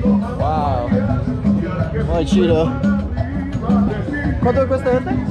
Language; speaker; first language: Spanish; non-native, learner; English